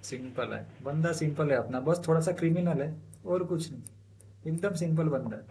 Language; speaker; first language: Hindi; non-native, local second language; Marathi